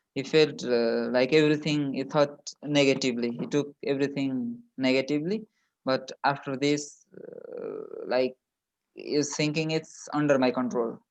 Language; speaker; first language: English; non-native, local second language; Nepali